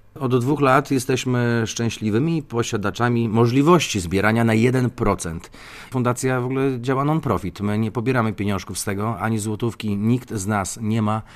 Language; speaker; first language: Polish; native; Polish